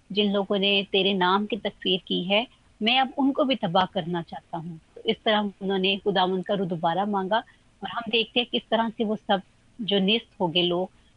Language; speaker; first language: Urdu; non-native, local second language; Punjabi